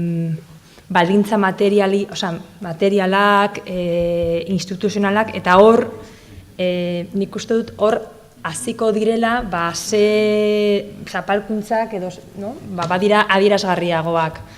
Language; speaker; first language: Basque; non-native, local second language; Spanish